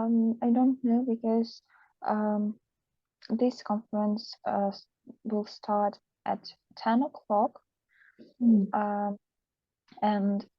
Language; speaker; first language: English; non-native, learner; Russian